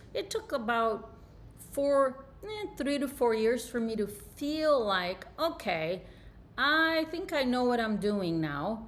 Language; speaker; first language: English; native; English